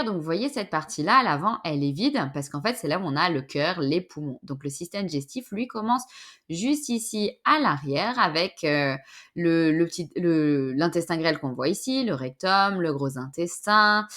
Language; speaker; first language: French; native; French